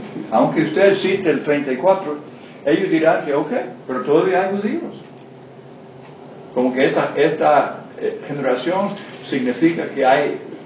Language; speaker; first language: Spanish; non-native, fluent; English